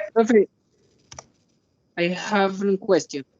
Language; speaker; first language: English; non-native, learner; Spanish